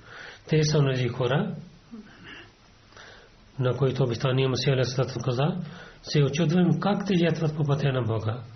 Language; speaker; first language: Bulgarian; non-native, fluent; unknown